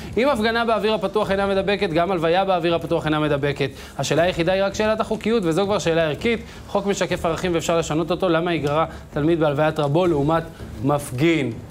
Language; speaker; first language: Hebrew; native; Hebrew